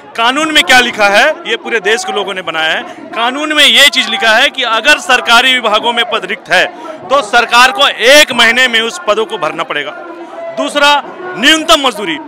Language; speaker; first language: Hindi; native; Hindi